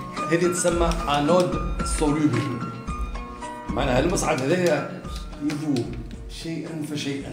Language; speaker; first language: Arabic; native; Arabic